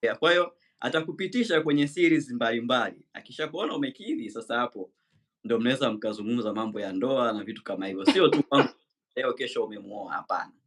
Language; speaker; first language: Swahili; native; Swahili